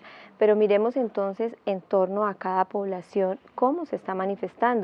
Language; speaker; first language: Spanish; native; Spanish